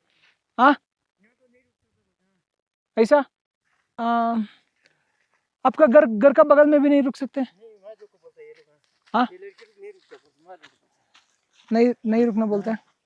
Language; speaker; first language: Hindi; non-native, local second language; Kannada